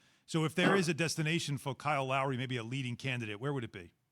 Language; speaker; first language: English; native; English